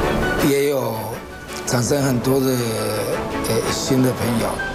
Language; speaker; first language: Chinese; non-native, fluent; Spanish